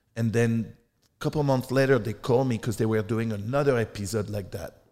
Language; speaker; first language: English; non-native, fluent; French